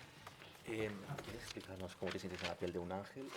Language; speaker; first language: Spanish; native; Spanish